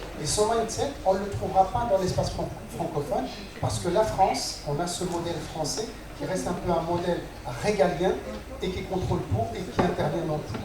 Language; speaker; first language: French; non-native, local second language; Arabic